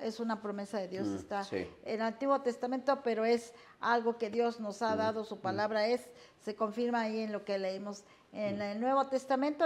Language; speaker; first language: Spanish; native; Spanish